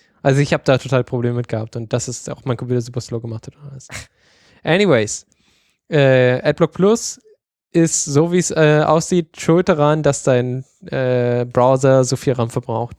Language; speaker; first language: German; native; German